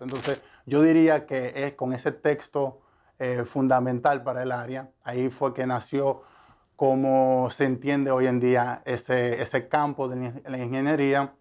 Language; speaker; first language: Spanish; native; Spanish